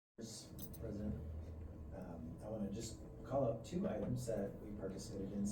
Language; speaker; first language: English; native; English